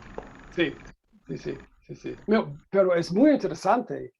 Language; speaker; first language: Spanish; non-native, learner; English